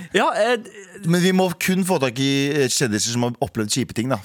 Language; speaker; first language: Norwegian; native; Norwegian